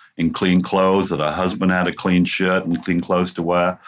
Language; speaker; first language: English; native; English